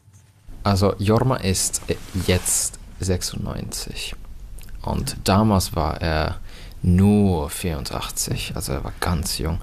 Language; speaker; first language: German; non-native, fluent; Finnish